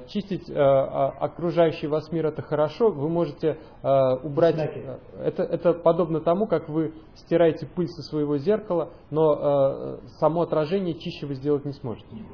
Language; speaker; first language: Russian; native; Russian